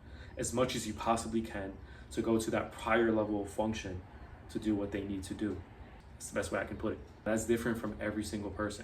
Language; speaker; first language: English; native; English